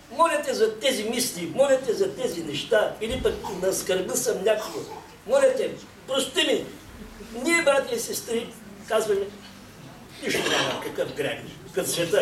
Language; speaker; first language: Bulgarian; non-native, local second language; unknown